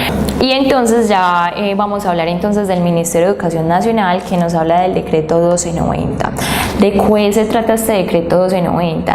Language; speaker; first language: Spanish; native; Spanish